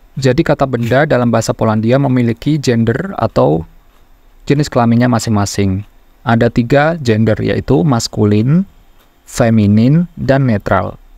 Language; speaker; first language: Indonesian; native; Indonesian